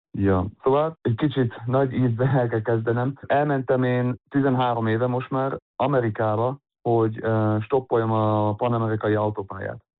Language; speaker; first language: Hungarian; early bilingual, heritage; Hungarian